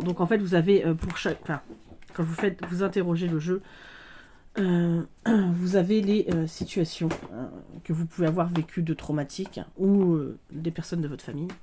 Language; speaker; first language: French; native; French